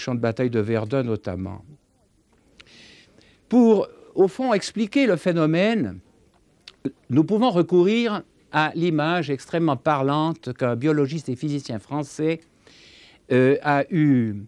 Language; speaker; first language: French; native; French